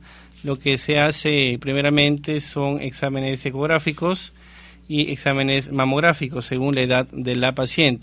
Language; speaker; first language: Spanish; native; Spanish